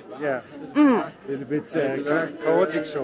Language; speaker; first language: English; non-native, fluent; German